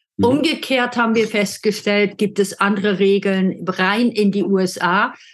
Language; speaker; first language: German; native; German